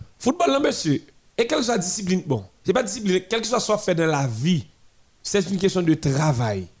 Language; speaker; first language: French; non-native, local second language; Haitian Creole